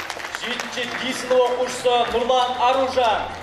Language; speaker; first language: Kazakh; native; Kazakh